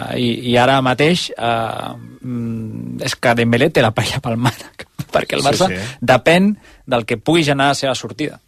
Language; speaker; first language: Catalan; native; Catalan